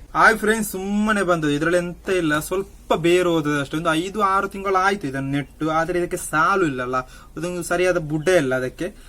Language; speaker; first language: Kannada; native; Kannada